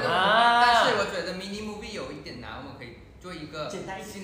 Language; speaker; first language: Chinese; non-native, learner; Thai